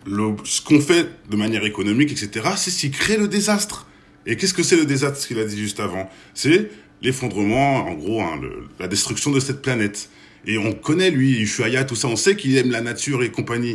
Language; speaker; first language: French; native; French